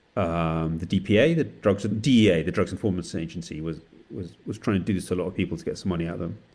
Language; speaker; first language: English; native; English